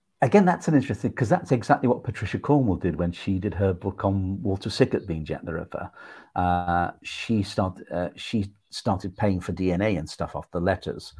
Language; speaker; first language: English; native; English